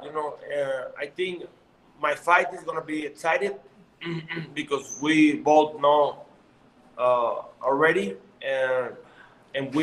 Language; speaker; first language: English; non-native, learner; Spanish